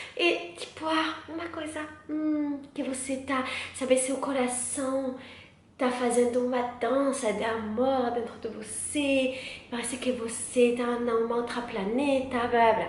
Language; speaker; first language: Portuguese; non-native, learner; French